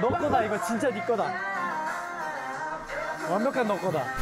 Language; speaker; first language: Korean; native; Korean